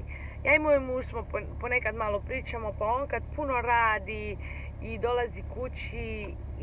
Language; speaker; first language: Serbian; early bilingual, heritage; Serbian